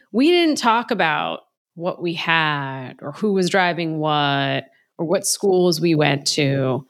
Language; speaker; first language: English; native; English